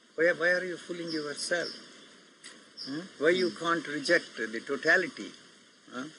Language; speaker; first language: English; non-native, local second language; Telugu